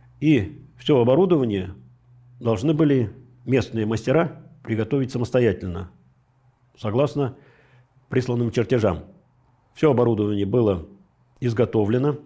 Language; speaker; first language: Russian; native; Russian